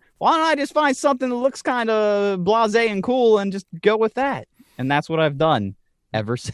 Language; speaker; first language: English; native; English